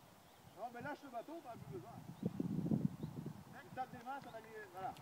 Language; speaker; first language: French; native; French